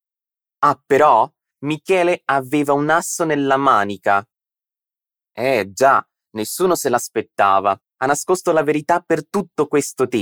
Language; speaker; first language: Italian; non-native, fluent; Portuguese